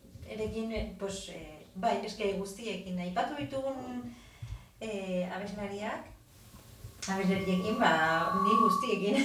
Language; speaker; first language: Basque; non-native, local second language; Spanish